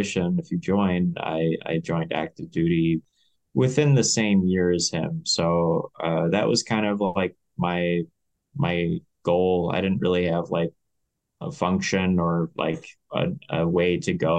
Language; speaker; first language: English; native; English